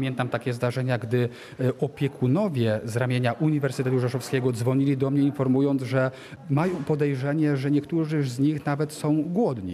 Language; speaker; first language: Polish; native; Polish